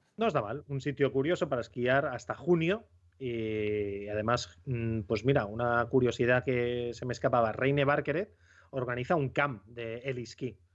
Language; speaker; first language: Spanish; native; Spanish